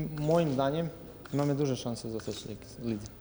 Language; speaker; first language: Polish; non-native, learner; Serbian